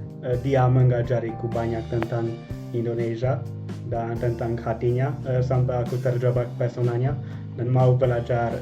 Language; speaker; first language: Indonesian; non-native, fluent; Hungarian